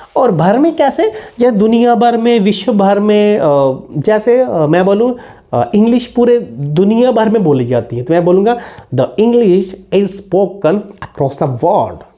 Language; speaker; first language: Hindi; native; Hindi